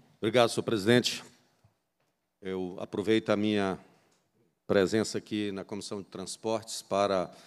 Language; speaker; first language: Portuguese; native; Portuguese